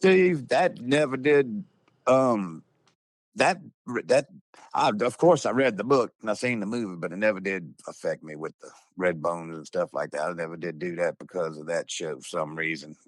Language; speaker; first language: English; native; English